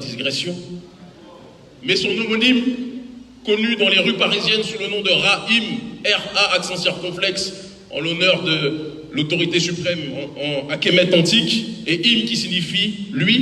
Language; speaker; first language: French; native; French